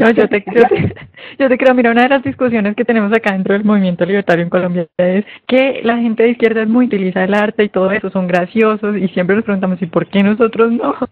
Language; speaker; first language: Spanish; native; Spanish